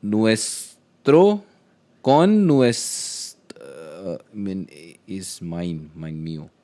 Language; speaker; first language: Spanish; non-native, learner; Hindi